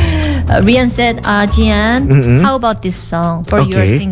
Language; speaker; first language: English; non-native, learner; Korean